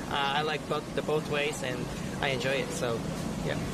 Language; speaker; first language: English; early bilingual, other home language; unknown